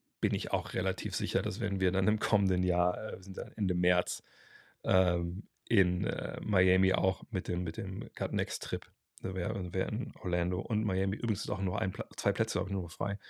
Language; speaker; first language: German; native; German